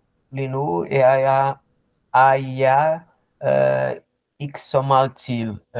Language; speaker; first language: Danish; non-native, learner; Portuguese